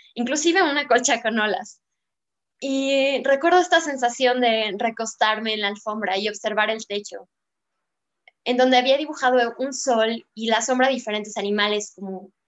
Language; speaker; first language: Spanish; native; Spanish